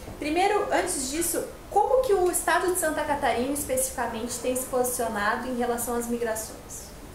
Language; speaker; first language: Portuguese; native; Portuguese